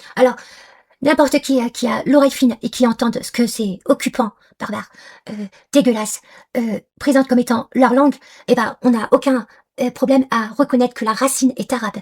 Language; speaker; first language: French; non-native, local second language; Arabic